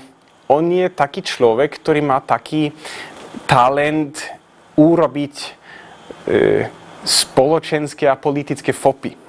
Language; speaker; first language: Slovak; non-native, fluent; Swedish